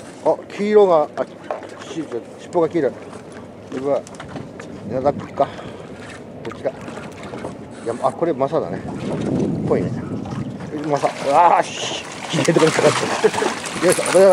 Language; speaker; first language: Japanese; native; Japanese